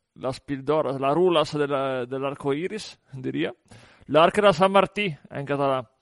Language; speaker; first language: Spanish; non-native, fluent; Italian